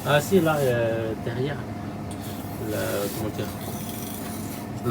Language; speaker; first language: French; non-native, local second language; Chinese